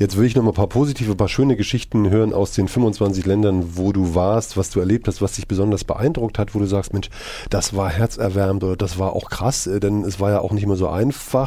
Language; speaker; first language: German; native; German